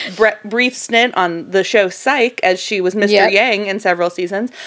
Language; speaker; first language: English; native; English